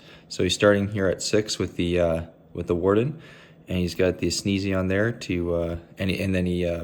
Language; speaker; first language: English; native; English